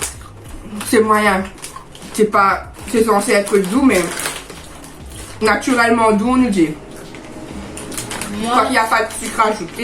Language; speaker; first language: French; native; French